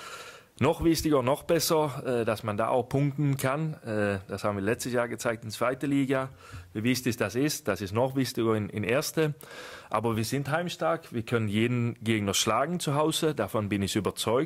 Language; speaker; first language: German; non-native, fluent; Swedish